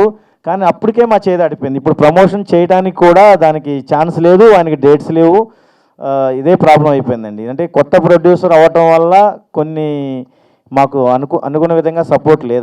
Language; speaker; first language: Telugu; native; Telugu